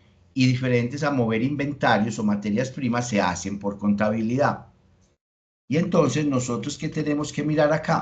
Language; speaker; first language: Spanish; native; Spanish